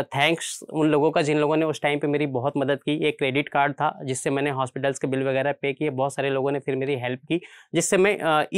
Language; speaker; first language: Hindi; native; Hindi